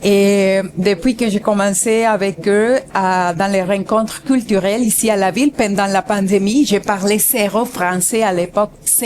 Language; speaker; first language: French; non-native, fluent; Spanish